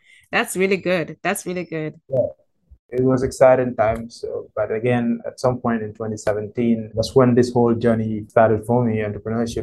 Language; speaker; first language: English; non-native, local second language; Krio